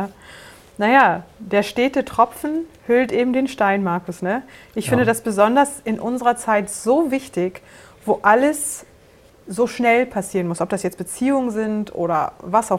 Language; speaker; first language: German; native; German